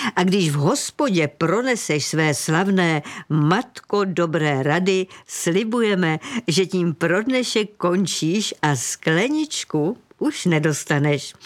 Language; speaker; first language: Czech; native; Czech